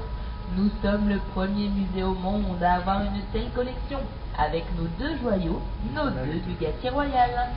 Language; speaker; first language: French; native; French